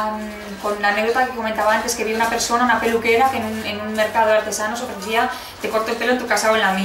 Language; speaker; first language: Spanish; native; Spanish